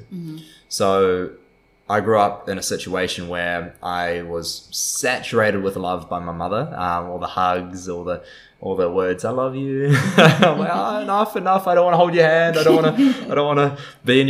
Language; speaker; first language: English; native; English